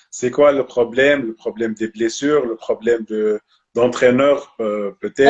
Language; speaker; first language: French; non-native, local second language; Arabic